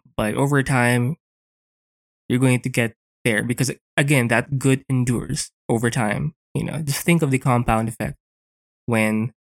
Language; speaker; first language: English; non-native, local second language; Filipino